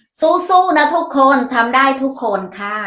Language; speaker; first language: Thai; non-native, learner; Mon